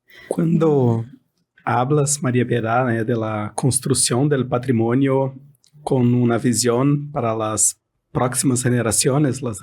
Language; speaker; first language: Spanish; non-native, fluent; Portuguese